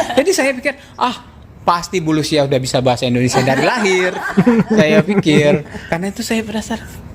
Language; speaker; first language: Indonesian; native; Indonesian